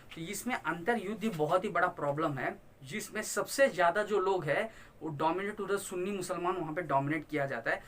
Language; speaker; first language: Hindi; non-native, local second language; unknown